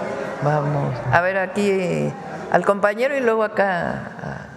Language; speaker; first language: Spanish; native; Spanish